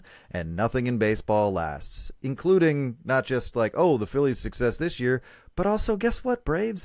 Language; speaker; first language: English; native; English